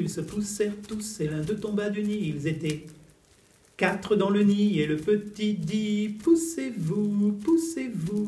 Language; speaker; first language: French; native; French